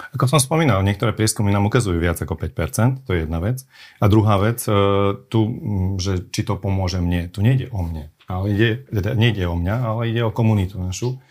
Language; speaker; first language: Slovak; non-native, local second language; Hungarian